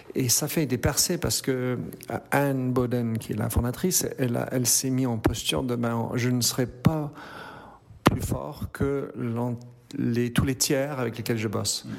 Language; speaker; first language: French; native; French